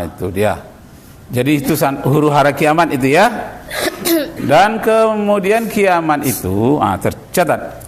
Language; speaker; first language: Indonesian; native; Indonesian